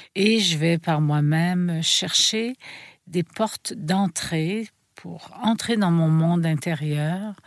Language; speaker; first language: French; native; French